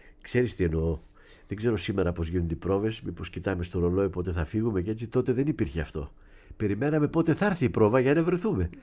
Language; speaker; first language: Greek; early bilingual, heritage; Greek